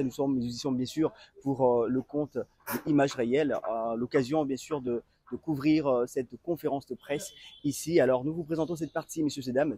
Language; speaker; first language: French; non-native, local second language; Lingala